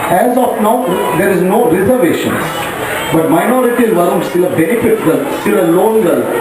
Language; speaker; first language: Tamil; non-native, local second language; Marwari